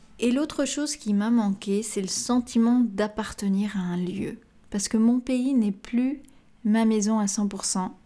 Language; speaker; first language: French; native; French